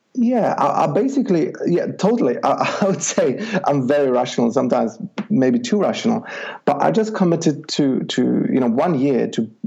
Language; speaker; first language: English; non-native, fluent; Czech